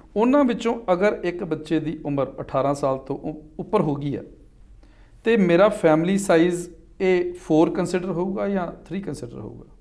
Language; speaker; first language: Punjabi; native; Punjabi